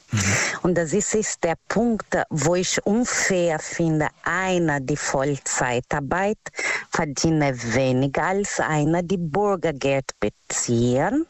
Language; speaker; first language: German; non-native, learner; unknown